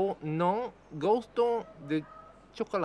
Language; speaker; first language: Portuguese; non-native, learner; English